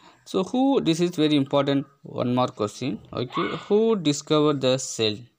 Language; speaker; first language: English; non-native, local second language; Tamil